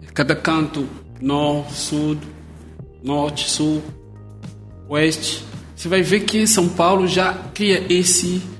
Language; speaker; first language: Portuguese; non-native, fluent; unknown